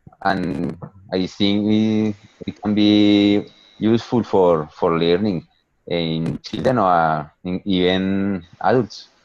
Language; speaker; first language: English; non-native, learner; Spanish